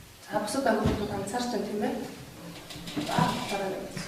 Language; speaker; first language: Mongolian; native; Mongolian